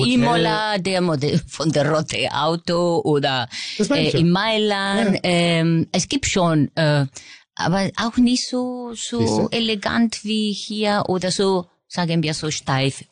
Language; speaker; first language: German; non-native, fluent; Spanish